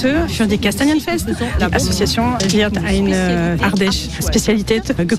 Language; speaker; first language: German; non-native, learner; French